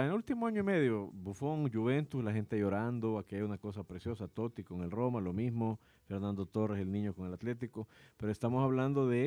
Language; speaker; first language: Spanish; native; Spanish